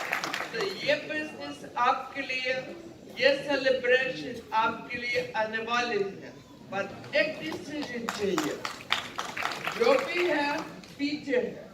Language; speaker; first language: Hindi; non-native, learner; Ukrainian